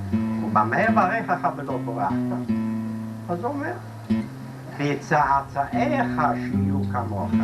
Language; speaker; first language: Hebrew; non-native, fluent; Yiddish